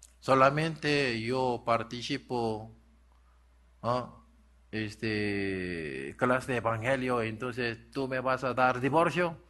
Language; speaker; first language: Spanish; non-native, learner; Korean